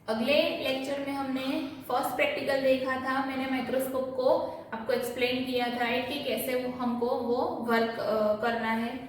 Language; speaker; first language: Hindi; non-native, local second language; Gujarati